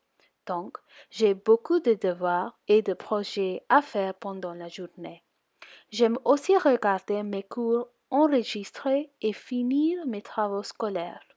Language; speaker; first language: French; non-native, learner; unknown